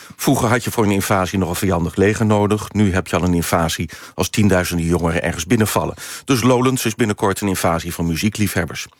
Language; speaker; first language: Dutch; native; Dutch